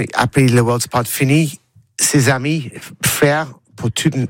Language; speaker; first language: French; non-native, learner; English